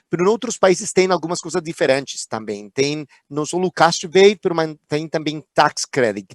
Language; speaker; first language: Portuguese; non-native, fluent; Spanish